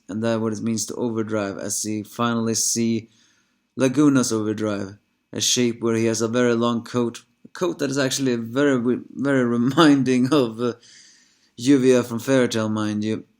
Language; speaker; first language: English; non-native, fluent; Swedish